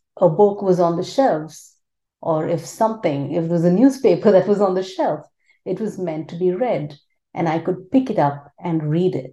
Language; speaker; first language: English; non-native, local second language; Tamil